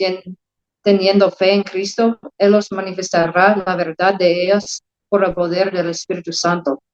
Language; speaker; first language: Spanish; non-native, learner; English